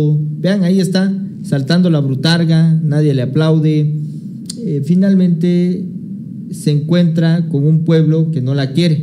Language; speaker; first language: Spanish; native; Spanish